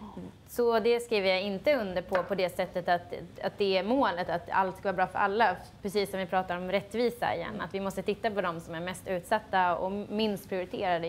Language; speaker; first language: Swedish; native; Swedish